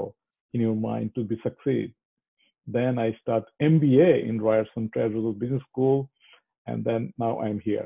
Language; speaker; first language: English; non-native, local second language; Bangla